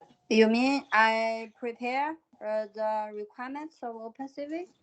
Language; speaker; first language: English; non-native, fluent; Chinese